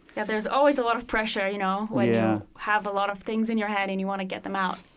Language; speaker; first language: English; non-native, fluent; Bulgarian